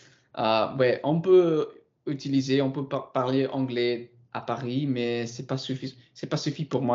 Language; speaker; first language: French; non-native, fluent; English